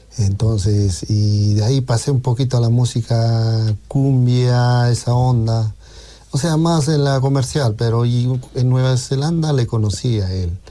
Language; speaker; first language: Spanish; native; Spanish